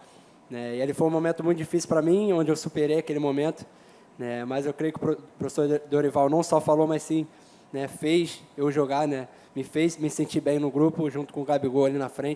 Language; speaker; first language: Portuguese; native; Portuguese